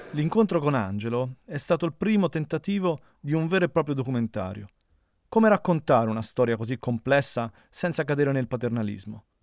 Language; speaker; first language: Italian; native; Italian